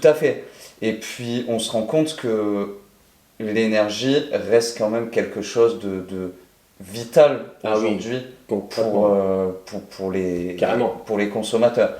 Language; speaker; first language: French; native; French